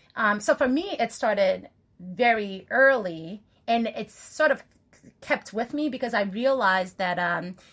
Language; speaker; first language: English; early bilingual, other home language; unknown